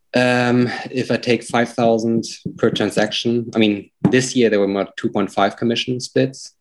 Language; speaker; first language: English; non-native, fluent; German